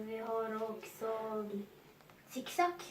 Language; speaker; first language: Swedish; early bilingual, other home language; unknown